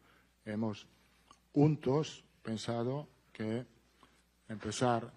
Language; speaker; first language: Spanish; non-native, fluent; Italian